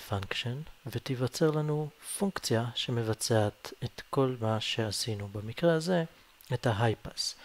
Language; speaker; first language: Hebrew; native; Hebrew